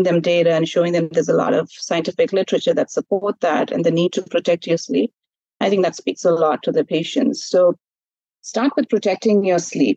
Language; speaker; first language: English; non-native, local second language; Malayalam